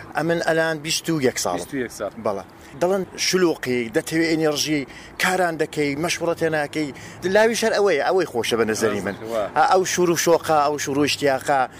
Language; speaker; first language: Central Kurdish; native; Central Kurdish